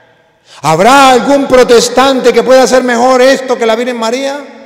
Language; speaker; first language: Spanish; native; Spanish